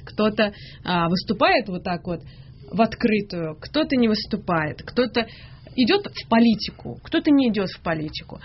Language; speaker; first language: Russian; native; Russian